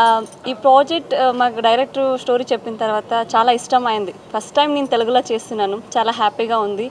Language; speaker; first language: Telugu; early bilingual, heritage; Telugu